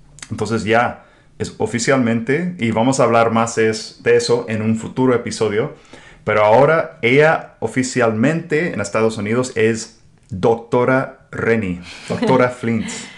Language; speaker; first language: Spanish; non-native, fluent; English